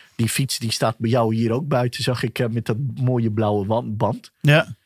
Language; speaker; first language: Dutch; early bilingual, other home language; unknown